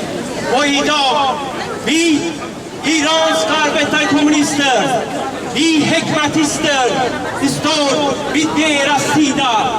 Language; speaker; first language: Swedish; non-native, fluent; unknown